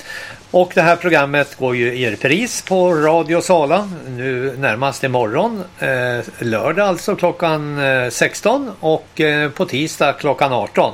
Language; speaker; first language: Swedish; native; Swedish